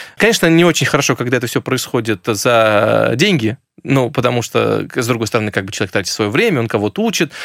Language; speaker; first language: Russian; native; Russian